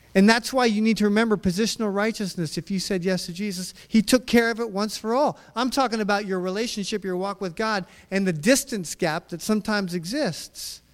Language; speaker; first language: English; native; English